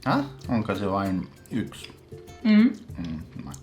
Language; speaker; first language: Finnish; non-native, learner; English